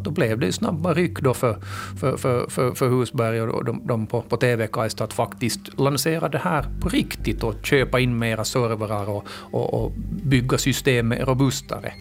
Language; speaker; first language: Swedish; native; Swedish